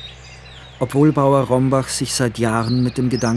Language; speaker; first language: German; native; German